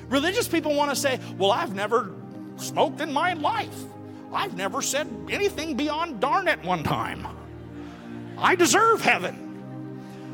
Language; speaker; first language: English; native; English